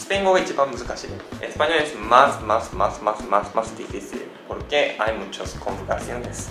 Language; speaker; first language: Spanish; non-native, learner; Japanese